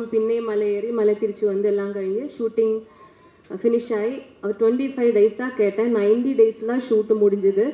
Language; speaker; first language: Tamil; non-native, learner; Malayalam